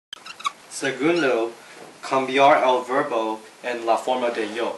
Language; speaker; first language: Spanish; non-native, learner; English